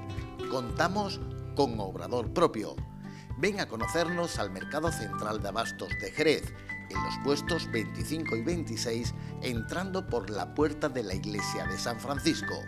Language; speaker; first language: Spanish; native; Spanish